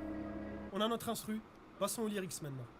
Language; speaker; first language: French; native; French